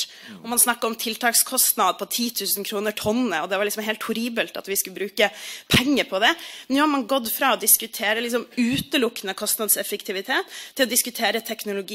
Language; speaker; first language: Norwegian; native; Norwegian